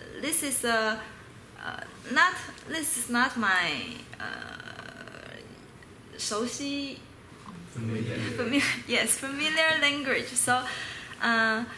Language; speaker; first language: English; non-native, learner; Chinese